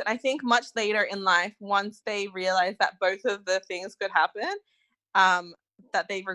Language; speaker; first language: English; non-native, local second language; Tongan